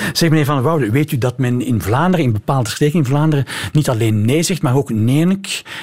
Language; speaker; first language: Dutch; native; Dutch